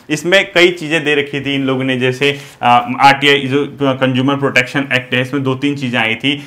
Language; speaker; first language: Hindi; native; Hindi